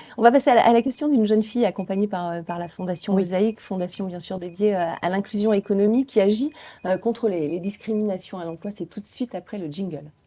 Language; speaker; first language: French; native; French